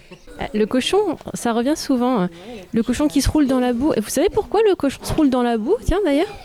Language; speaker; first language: French; native; French